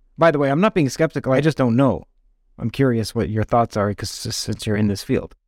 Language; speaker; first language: English; native; English